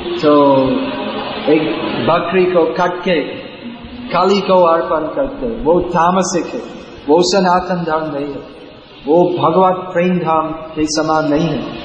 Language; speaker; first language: Hindi; non-native, learner; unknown